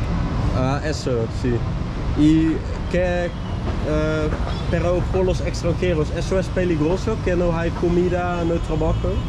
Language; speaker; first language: Spanish; non-native, learner; Dutch